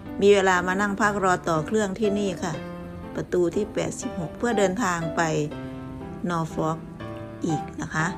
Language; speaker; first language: Thai; native; Thai